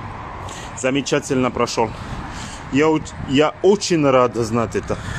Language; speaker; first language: Russian; non-native, learner; French